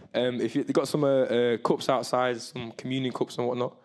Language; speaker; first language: English; native; English